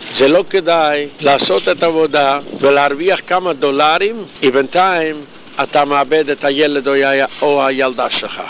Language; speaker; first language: Hebrew; non-native, fluent; Yiddish